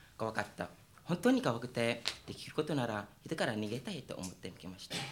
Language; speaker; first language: Japanese; non-native, fluent; Malay